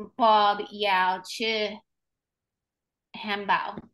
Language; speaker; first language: Chinese; non-native, learner; English